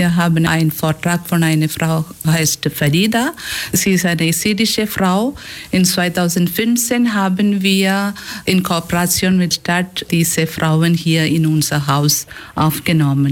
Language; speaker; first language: German; non-native, fluent; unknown